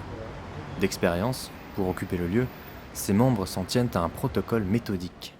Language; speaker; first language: French; native; French